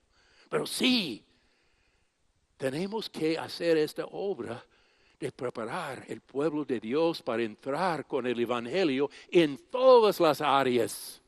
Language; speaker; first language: Spanish; non-native, fluent; English